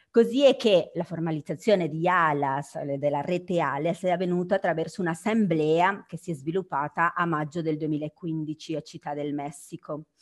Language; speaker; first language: Italian; non-native, fluent; Spanish